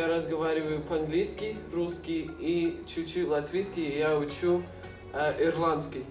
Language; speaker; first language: Russian; early bilingual, heritage; Russian